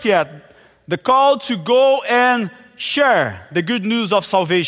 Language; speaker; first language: English; non-native, fluent; Portuguese